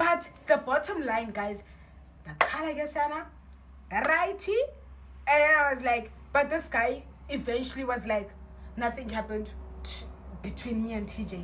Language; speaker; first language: English; non-native, local second language; Xhosa